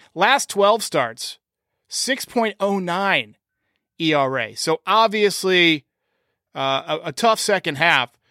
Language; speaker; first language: English; native; English